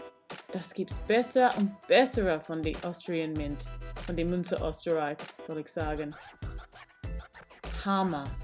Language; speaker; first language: German; non-native, learner; English